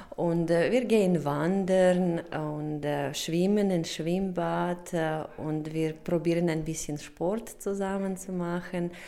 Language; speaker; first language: German; non-native, learner; Russian